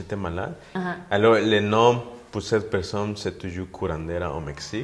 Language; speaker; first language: French; non-native, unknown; Spanish